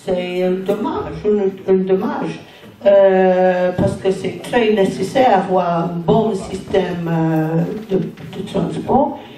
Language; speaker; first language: French; non-native, learner; English